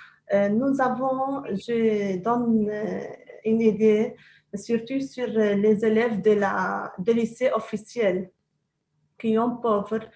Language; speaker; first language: French; non-native, local second language; Arabic